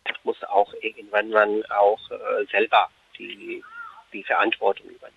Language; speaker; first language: German; non-native, fluent; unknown